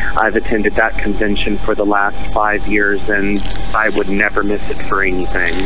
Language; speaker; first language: English; native; English